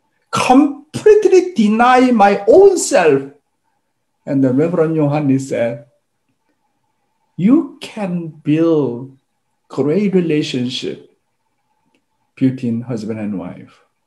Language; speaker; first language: English; non-native, fluent; Korean